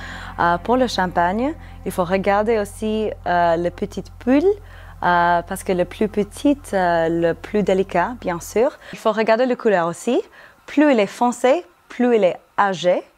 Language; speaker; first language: French; non-native, fluent; English